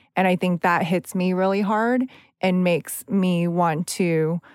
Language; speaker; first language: English; native; English